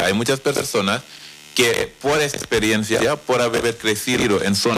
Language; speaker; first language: Spanish; non-native, fluent; Wolof